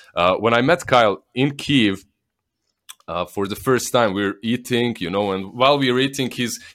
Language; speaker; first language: English; non-native, fluent; Bosnian